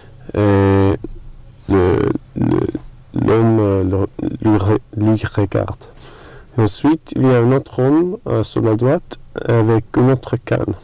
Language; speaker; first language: French; non-native, learner; English